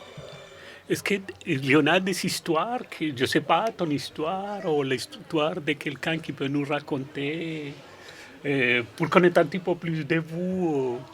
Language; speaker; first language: French; non-native, fluent; Spanish